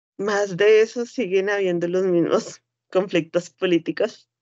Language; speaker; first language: Spanish; native; Spanish